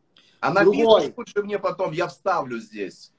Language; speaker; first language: Russian; native; Russian